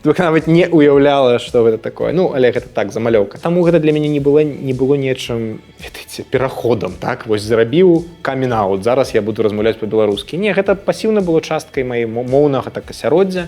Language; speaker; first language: Belarusian; non-native, local second language; Russian